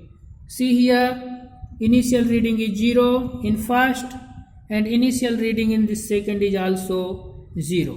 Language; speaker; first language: English; non-native, local second language; Hindi